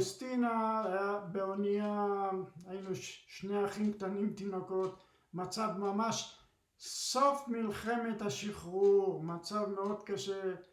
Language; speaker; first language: Hebrew; early bilingual, other home language; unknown